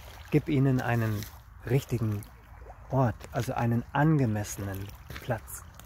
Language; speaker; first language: German; native; German